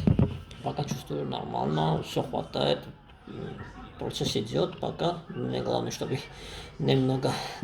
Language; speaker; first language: Russian; non-native, fluent; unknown